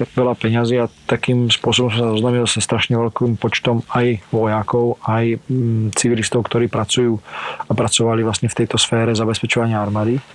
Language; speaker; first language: Slovak; early bilingual, other home language; Ukrainian